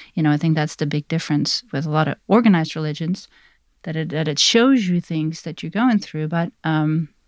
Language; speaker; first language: English; non-native, fluent; Dutch